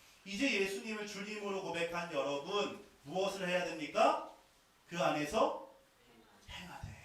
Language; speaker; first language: Korean; native; Korean